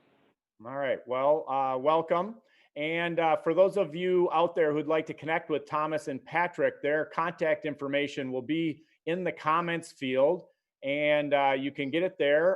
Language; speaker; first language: English; native; English